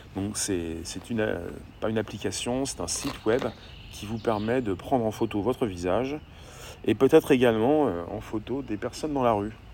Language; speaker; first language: French; native; French